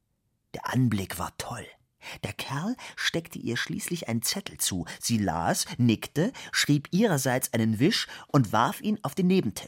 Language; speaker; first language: German; native; German